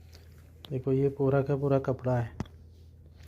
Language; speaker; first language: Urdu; non-native, local second language; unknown